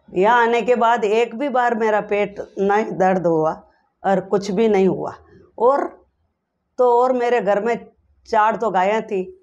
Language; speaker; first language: Hindi; native; Hindi